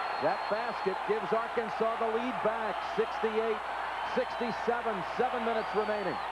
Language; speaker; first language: English; native; English